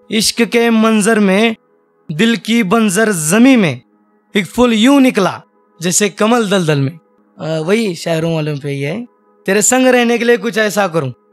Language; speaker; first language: Hindi; non-native, local second language; Marathi